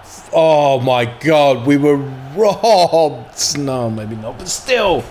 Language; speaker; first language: English; native; English